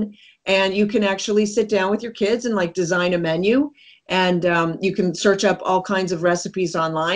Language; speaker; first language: English; native; English